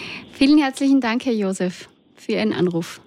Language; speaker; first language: German; native; German